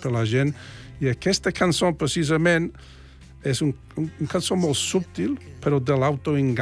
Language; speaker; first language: Catalan; non-native, fluent; English